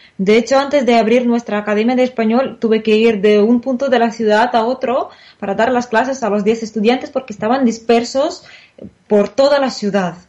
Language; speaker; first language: Spanish; non-native, fluent; Russian